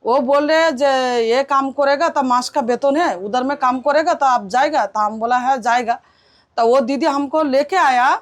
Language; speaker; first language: Hindi; non-native, local second language; Bangla